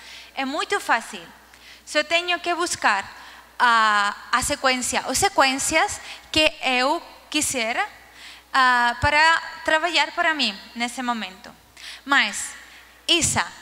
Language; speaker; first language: Portuguese; non-native, learner; Spanish